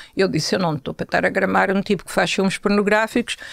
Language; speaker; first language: Portuguese; native; Portuguese